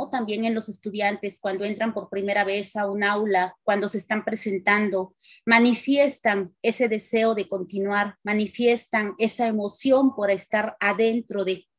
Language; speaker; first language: Spanish; native; Spanish